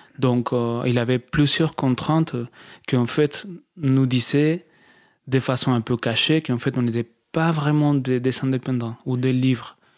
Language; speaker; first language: French; non-native, fluent; Spanish